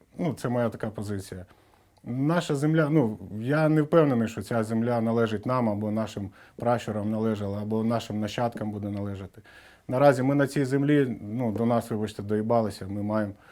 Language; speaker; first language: Ukrainian; non-native, local second language; Russian